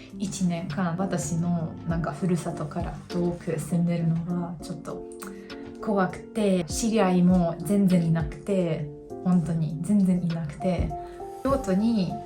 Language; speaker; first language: Japanese; non-native, fluent; Hungarian